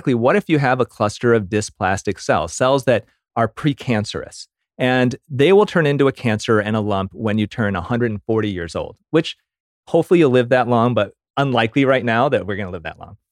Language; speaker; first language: English; early bilingual, other home language; Korean